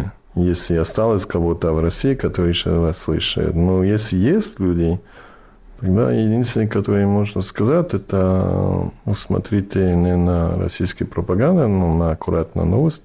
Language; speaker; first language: Russian; non-native, fluent; English